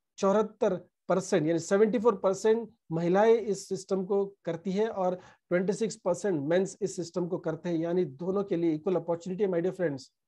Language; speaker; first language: Hindi; non-native, local second language; Marathi